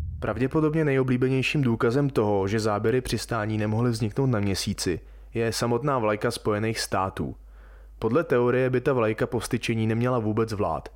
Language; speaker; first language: Czech; native; Czech